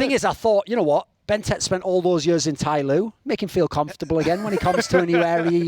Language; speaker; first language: English; native; English